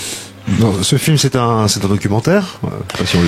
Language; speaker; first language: French; native; French